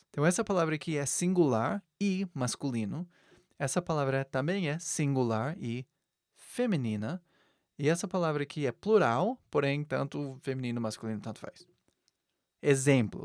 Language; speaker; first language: Portuguese; non-native, fluent; English